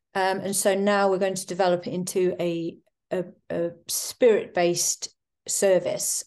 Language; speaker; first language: English; native; English